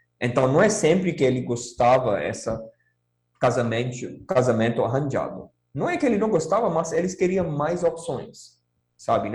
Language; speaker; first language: Portuguese; non-native, fluent; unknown